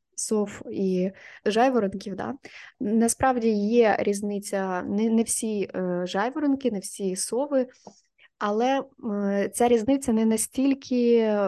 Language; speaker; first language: Ukrainian; non-native, local second language; Russian